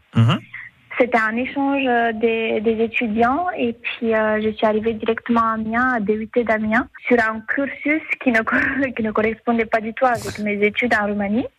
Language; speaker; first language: French; non-native, fluent; Romanian